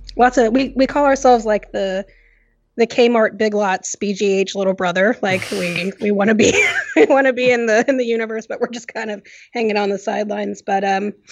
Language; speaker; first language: English; native; English